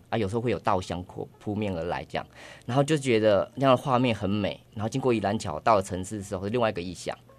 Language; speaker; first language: Chinese; native; Chinese